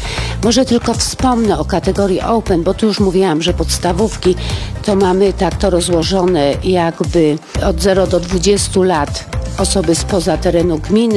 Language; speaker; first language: Polish; native; Polish